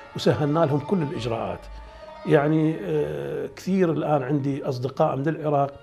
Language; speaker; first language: Arabic; native; Arabic